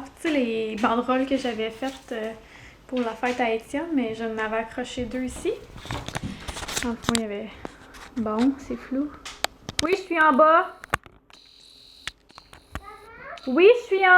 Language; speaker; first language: French; native; French